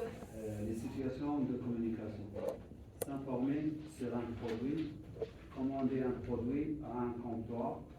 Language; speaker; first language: French; non-native, learner; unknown